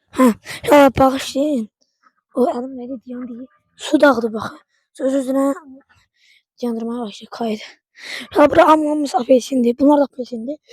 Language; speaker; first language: Azerbaijani; non-native, local second language; Talysh